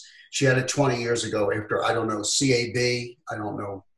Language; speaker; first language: English; native; English